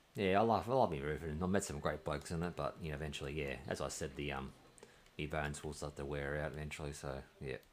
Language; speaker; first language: English; native; English